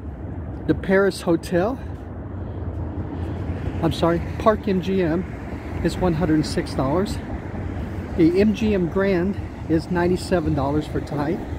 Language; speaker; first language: English; native; English